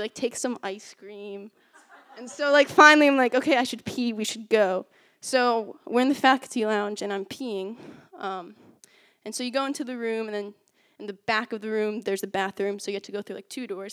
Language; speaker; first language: English; native; English